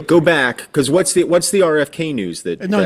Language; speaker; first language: English; native; English